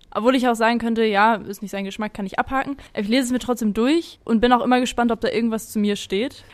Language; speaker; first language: German; native; German